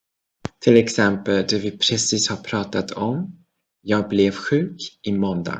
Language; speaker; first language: Swedish; non-native, fluent; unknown